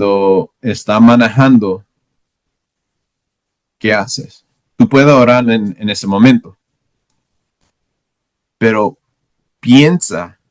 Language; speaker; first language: Spanish; non-native, learner; English